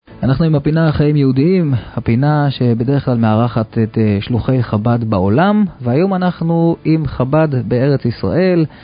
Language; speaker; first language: Hebrew; native; Hebrew